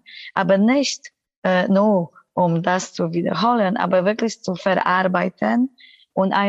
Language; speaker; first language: German; non-native, fluent; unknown